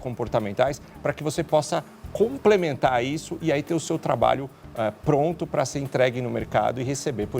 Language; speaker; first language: Portuguese; native; Portuguese